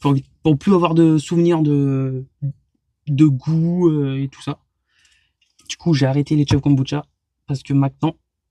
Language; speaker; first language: French; native; French